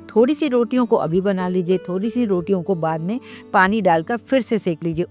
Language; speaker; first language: Hindi; non-native, local second language; Sindhi